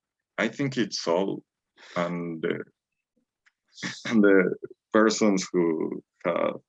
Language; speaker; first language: English; non-native, learner; Spanish